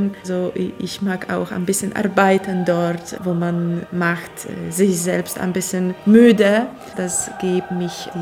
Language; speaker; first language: German; non-native, fluent; Polish